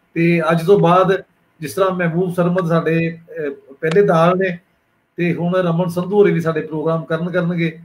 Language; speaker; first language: Punjabi; native; Punjabi